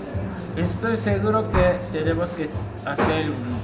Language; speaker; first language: Spanish; non-native, learner; Japanese